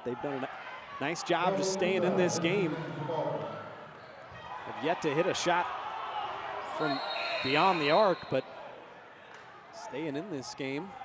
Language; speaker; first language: English; native; English